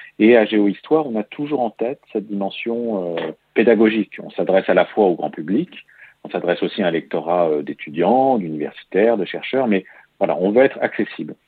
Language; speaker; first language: French; native; French